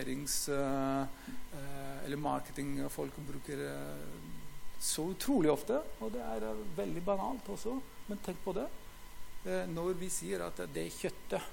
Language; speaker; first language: Norwegian; non-native, fluent; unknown